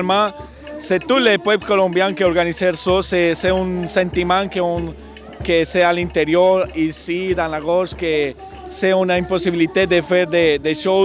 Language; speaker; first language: French; non-native, learner; Spanish